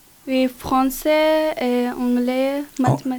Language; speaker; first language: French; non-native, learner; Persian